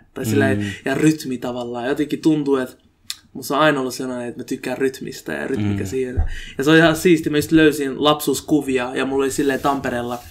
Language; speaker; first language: Finnish; early bilingual, other home language; Somali